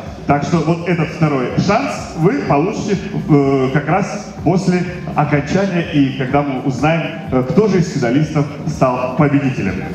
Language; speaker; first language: Russian; native; Russian